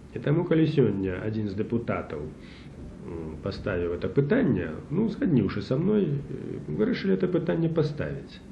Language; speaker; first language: Belarusian; native; Belarusian